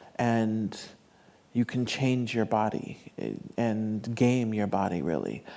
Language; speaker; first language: English; native; English